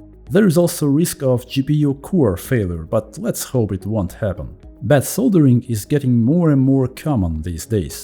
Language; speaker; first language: English; non-native, fluent; Russian